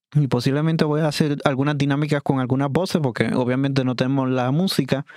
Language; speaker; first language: Spanish; native; Spanish